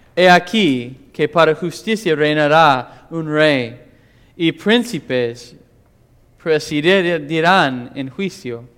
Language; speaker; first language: Spanish; non-native, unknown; English